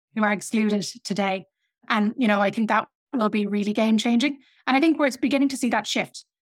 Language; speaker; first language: English; native; English